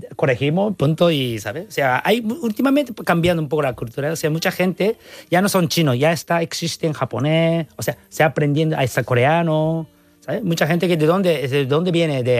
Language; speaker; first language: Spanish; non-native, learner; Japanese